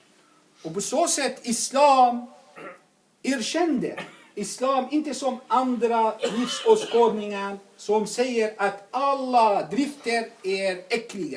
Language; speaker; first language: Swedish; non-native, fluent; Arabic